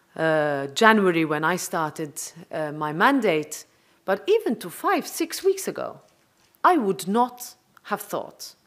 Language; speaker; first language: English; non-native, local second language; Maltese